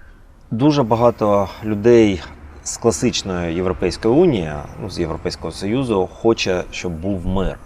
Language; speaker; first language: Ukrainian; native; Ukrainian